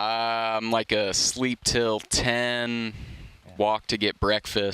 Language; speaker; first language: English; native; English